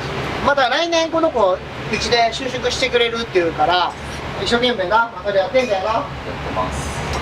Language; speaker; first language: Japanese; native; Japanese